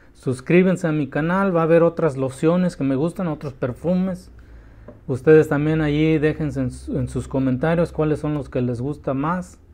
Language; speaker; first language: Spanish; early bilingual, heritage; Spanish